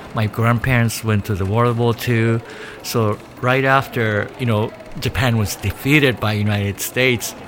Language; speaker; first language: English; early bilingual, other home language; Japanese